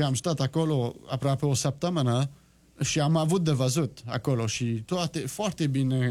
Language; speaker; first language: Romanian; non-native, learner; French